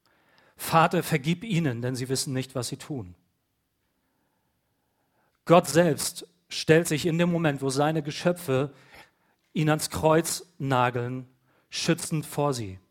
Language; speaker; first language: German; native; German